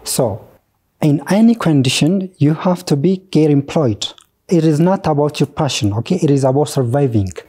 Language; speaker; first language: English; non-native, fluent; Oromo